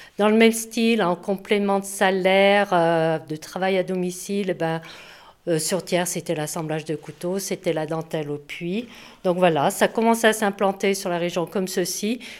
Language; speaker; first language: French; native; French